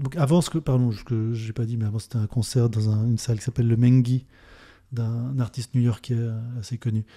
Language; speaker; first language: French; native; French